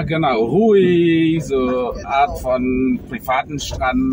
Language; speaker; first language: German; non-native, fluent; Indonesian